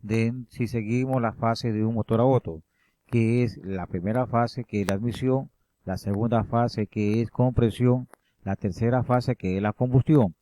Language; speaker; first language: Spanish; native; Spanish